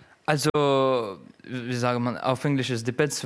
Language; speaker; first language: German; non-native, learner; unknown